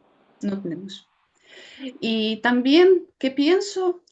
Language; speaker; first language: Spanish; non-native, fluent; Ukrainian